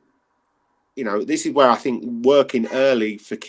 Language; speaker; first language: English; native; English